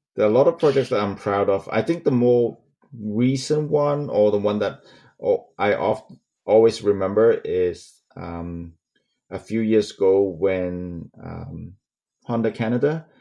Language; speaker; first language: English; non-native, local second language; Cantonese